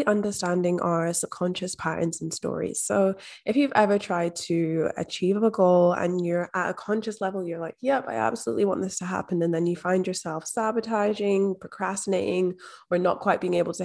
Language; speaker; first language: English; native; English